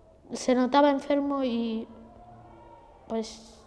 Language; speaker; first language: Spanish; early bilingual, other home language; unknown